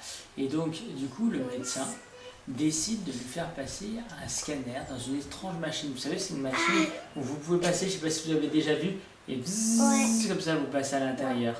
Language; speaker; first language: French; native; French